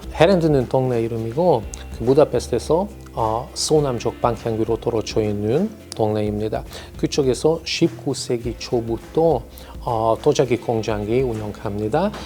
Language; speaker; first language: Korean; non-native, fluent; Hungarian